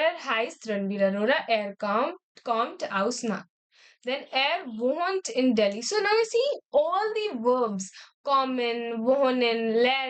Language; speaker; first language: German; non-native, learner; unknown